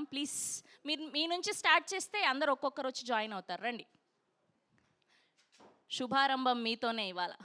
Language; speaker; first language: Telugu; native; Telugu